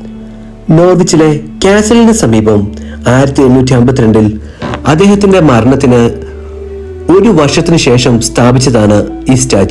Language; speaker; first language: Malayalam; native; Malayalam